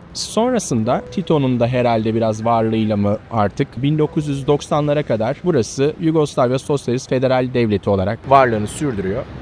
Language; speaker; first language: Turkish; native; Turkish